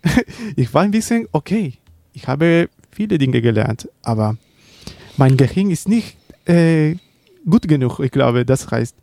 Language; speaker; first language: German; non-native, learner; Spanish